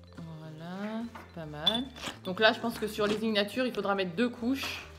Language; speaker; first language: French; native; French